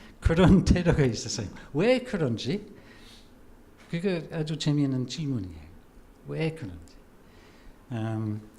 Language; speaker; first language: Korean; non-native, fluent; English